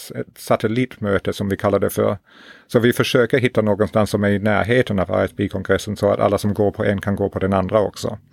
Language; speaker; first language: Swedish; non-native, fluent; English